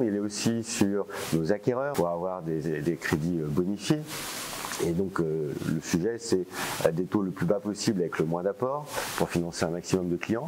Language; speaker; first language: French; native; French